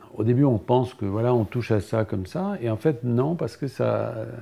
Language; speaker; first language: French; native; French